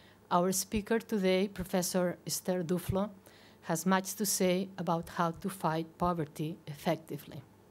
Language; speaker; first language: English; non-native, fluent; Catalan